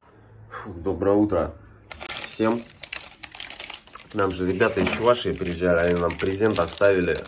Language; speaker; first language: Russian; native; Russian